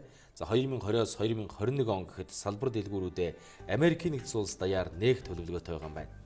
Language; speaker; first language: Mongolian; native; Mongolian